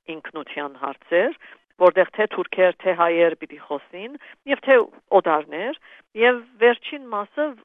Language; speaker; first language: Armenian; early bilingual, heritage; Armenian